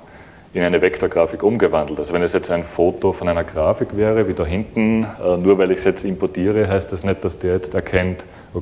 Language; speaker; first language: German; native; German